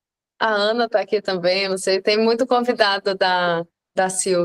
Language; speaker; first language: Portuguese; native; Portuguese